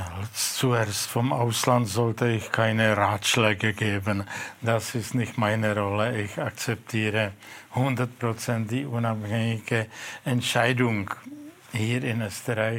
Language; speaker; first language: German; non-native, fluent; Czech